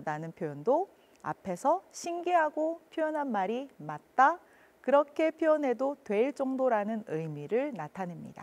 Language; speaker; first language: Korean; native; Korean